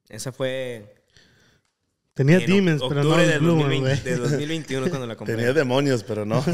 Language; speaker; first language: Spanish; native; Spanish